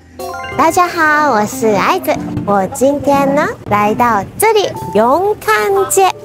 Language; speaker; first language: Chinese; non-native, fluent; Japanese